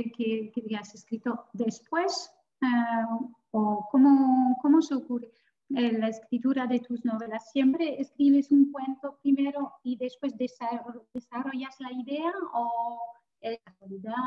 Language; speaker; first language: Spanish; non-native, fluent; French